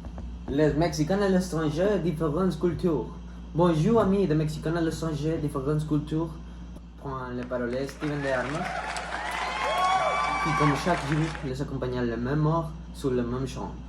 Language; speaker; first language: French; non-native, learner; Spanish